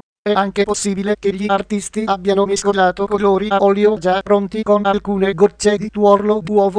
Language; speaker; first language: Italian; native; Italian